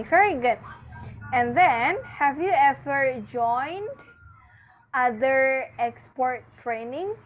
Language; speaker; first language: English; non-native, fluent; Indonesian